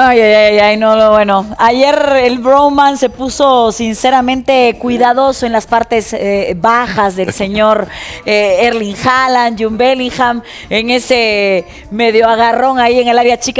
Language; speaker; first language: Spanish; native; Spanish